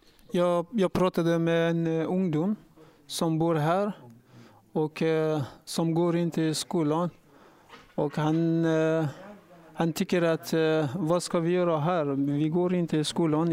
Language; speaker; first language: Swedish; non-native, learner; Persian